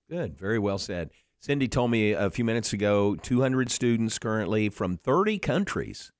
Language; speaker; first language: English; native; English